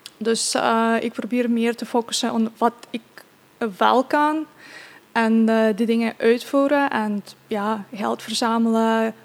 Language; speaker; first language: Dutch; non-native, fluent; Ukrainian